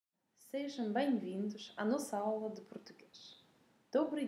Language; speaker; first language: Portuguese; non-native, fluent; Russian